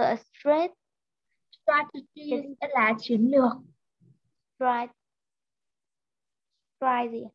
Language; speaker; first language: Vietnamese; native; Vietnamese